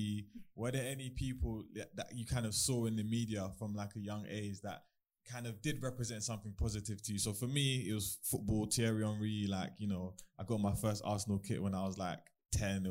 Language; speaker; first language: English; native; English